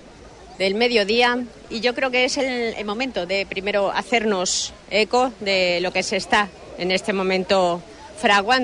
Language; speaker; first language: Spanish; native; Spanish